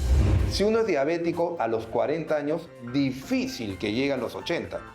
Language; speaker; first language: Spanish; native; Spanish